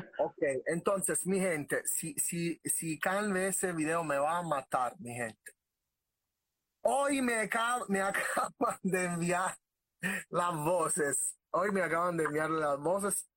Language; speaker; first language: Spanish; non-native, fluent; Italian